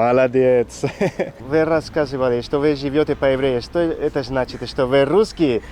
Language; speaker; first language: Russian; non-native, learner; Spanish